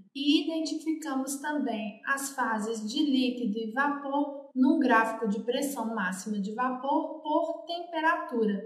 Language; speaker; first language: Portuguese; native; Portuguese